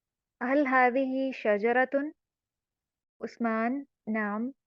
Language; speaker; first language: Arabic; non-native, fluent; Urdu